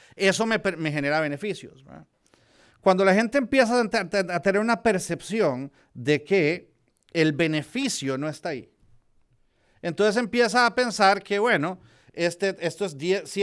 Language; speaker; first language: Spanish; native; Spanish